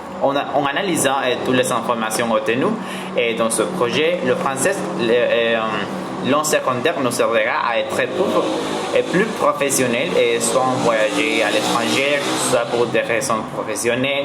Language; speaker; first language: French; non-native, learner; Spanish